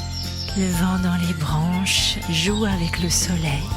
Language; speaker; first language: French; native; French